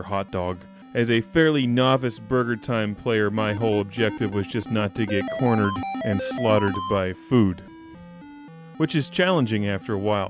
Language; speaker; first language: English; native; English